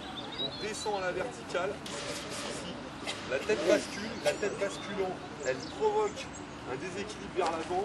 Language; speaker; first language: French; native; French